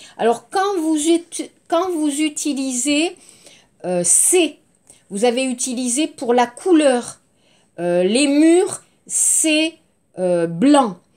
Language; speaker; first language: French; native; French